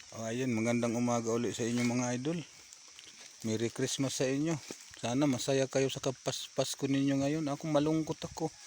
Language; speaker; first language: Filipino; non-native, local second language; Masbatenyo